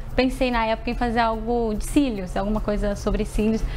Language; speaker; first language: Portuguese; native; Portuguese